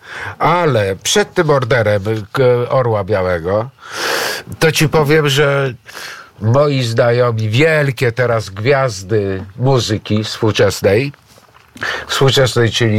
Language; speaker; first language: Polish; native; Polish